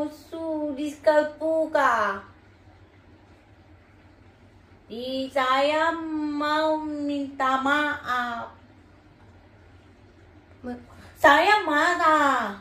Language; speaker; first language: Indonesian; non-native, learner; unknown